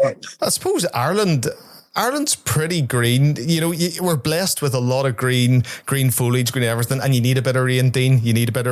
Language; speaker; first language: English; native; English